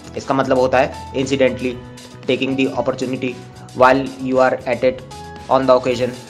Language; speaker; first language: Hindi; native; Hindi